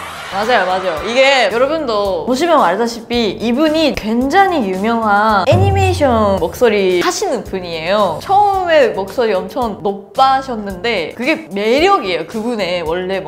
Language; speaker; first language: Korean; non-native, fluent; Japanese